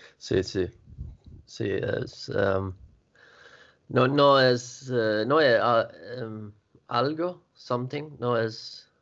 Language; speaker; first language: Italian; non-native, learner; Swedish